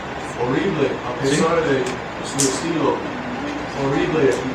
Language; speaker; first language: Spanish; non-native, fluent; English